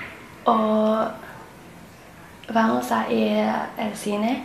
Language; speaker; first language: Spanish; non-native, learner; English